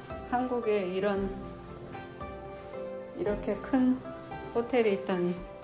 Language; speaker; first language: Korean; native; Korean